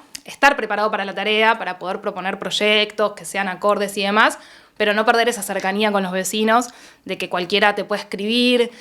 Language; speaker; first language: Spanish; native; Spanish